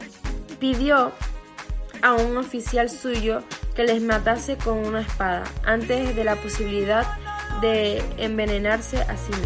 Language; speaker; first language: Spanish; native; Spanish